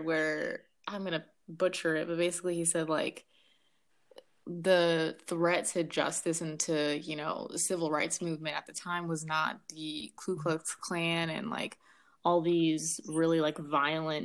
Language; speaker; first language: English; early bilingual, other home language; Amharic